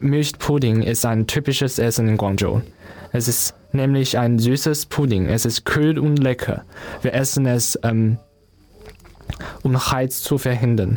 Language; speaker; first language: German; non-native, learner; Chinese